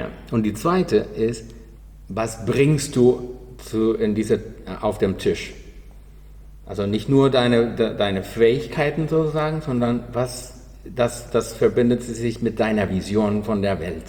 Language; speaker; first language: German; non-native, learner; Spanish